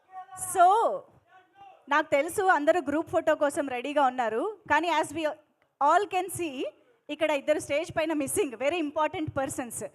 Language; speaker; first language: Telugu; native; Telugu